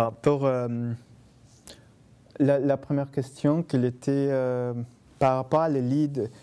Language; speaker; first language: French; non-native, fluent; Spanish